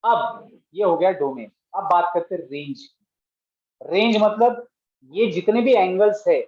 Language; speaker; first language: Hindi; non-native, local second language; Marathi